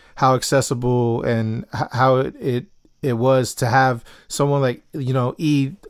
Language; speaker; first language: English; early bilingual, other home language; Spanish